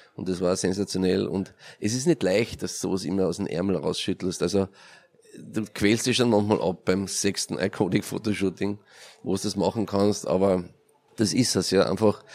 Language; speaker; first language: German; native; German